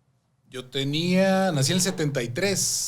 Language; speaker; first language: Spanish; native; Spanish